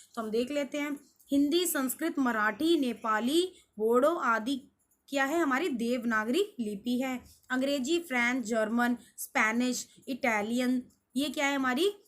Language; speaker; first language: Hindi; native; Hindi